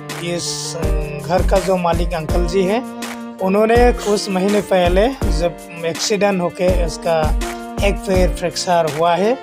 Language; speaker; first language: Hindi; non-native, local second language; Bodo